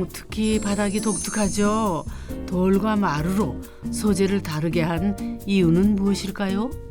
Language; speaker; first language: Korean; native; Korean